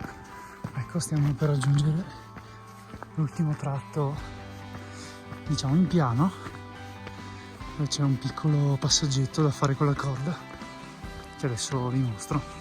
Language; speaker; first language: Italian; native; Italian